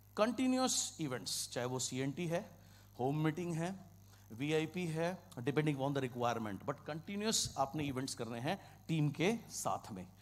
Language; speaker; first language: Hindi; non-native, local second language; Kannada